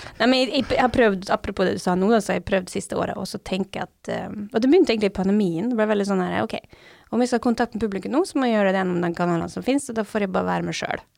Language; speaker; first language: Norwegian; native; Norwegian